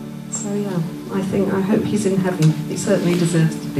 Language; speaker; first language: English; native; English